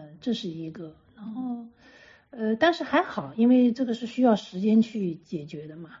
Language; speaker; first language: Chinese; native; Chinese